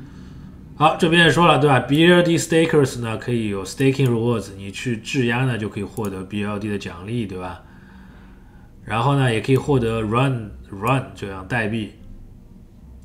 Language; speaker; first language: Chinese; native; Chinese